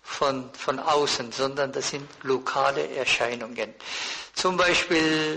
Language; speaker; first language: German; non-native, fluent; Persian